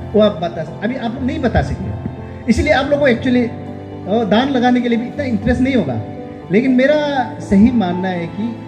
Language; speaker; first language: Hindi; non-native, local second language; Nyishi